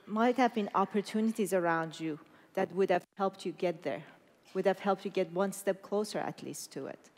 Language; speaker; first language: English; non-native, fluent; Persian